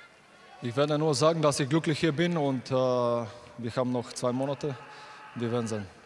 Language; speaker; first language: German; non-native, learner; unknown